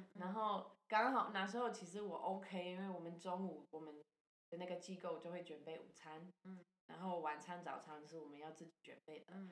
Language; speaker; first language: Chinese; non-native, fluent; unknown